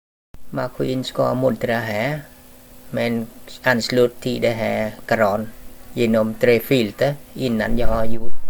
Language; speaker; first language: Swedish; non-native, learner; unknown